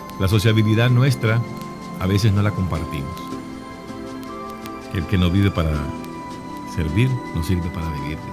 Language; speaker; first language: Spanish; native; Spanish